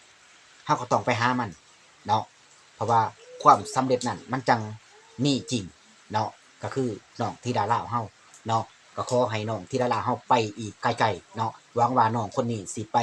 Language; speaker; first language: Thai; non-native, local second language; Lao